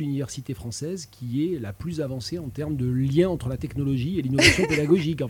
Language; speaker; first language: French; native; French